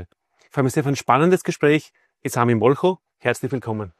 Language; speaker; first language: German; native; German